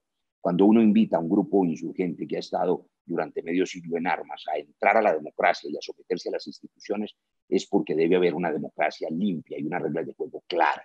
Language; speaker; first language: Spanish; native; Spanish